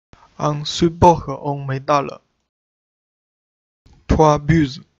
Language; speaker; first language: French; non-native, learner; Chinese